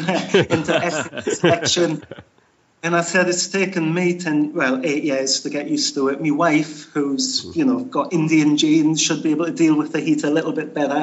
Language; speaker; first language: English; native; English